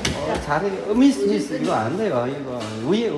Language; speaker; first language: Korean; non-native, learner; Nepali